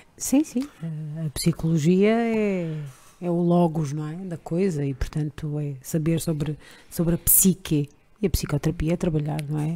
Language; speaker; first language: Portuguese; native; Portuguese